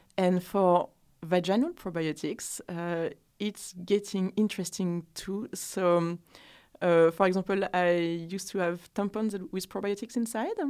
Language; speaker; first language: English; non-native, fluent; French